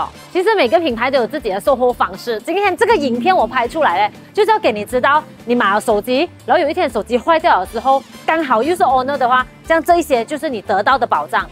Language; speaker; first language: Chinese; native; Chinese